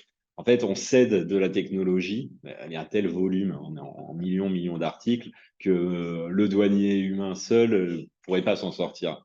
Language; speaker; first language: French; native; French